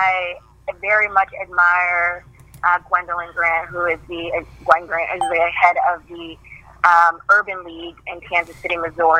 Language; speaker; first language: English; native; English